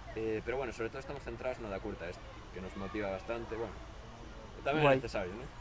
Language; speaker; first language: Galician; native; Galician